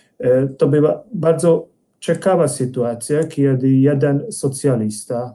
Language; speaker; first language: Polish; non-native, fluent; Hungarian